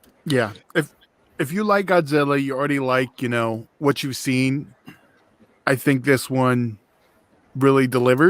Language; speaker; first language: English; native; English